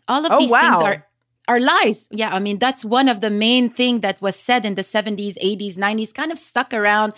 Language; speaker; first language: English; early bilingual, other home language; Arabic